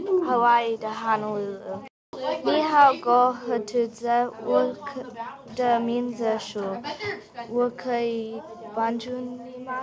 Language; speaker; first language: Chinese; non-native, learner; English